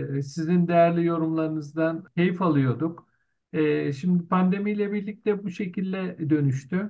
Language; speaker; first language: Turkish; native; Turkish